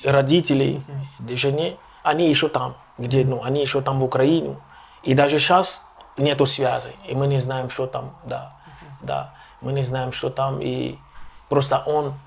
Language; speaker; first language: Russian; non-native, local second language; Ukrainian